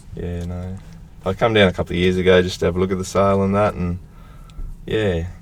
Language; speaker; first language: English; native; English